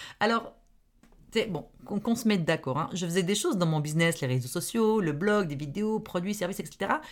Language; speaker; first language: French; non-native, local second language; Arabic